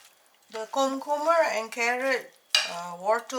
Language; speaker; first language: Dutch; non-native, learner; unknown